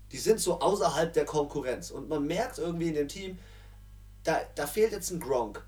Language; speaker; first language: German; native; German